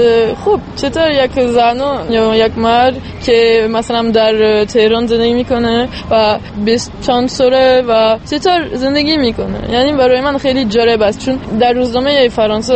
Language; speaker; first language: Persian; non-native, fluent; French